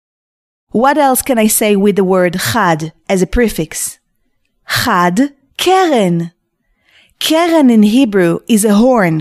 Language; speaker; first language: English; non-native, fluent; Hebrew